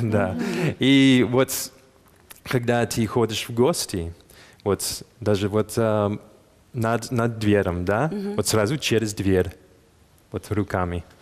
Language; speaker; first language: Russian; non-native, fluent; English